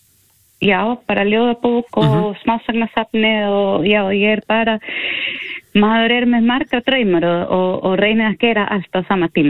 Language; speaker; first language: Icelandic; non-native, fluent; Spanish